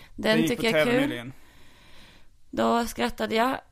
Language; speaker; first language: Swedish; native; Swedish